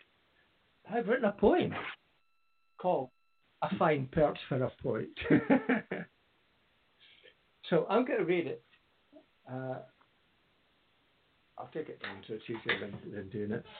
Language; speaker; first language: English; native; English